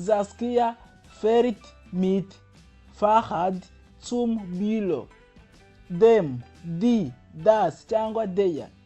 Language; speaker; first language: German; non-native, fluent; Kinyarwanda